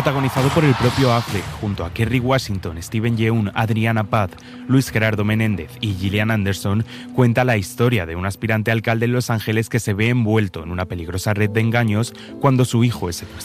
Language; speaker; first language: Spanish; native; Spanish